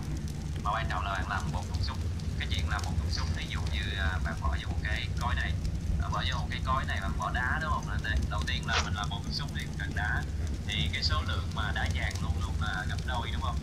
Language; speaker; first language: Vietnamese; native; Vietnamese